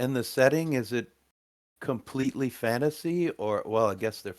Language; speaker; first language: English; native; English